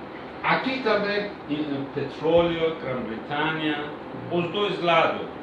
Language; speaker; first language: Portuguese; non-native, learner; Persian